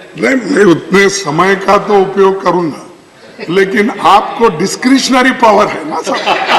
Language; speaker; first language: Hindi; non-native, local second language; Kannada